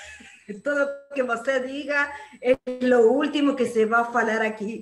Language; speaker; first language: Portuguese; non-native, learner; Spanish